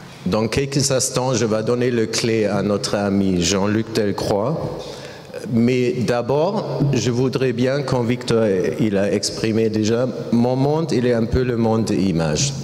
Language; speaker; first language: French; non-native, learner; German